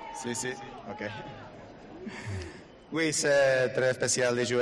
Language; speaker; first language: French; non-native, learner; Spanish